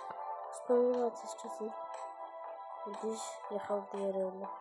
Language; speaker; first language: Turkish; non-native, learner; Azerbaijani